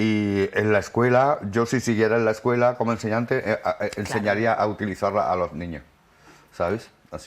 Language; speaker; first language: Spanish; native; Spanish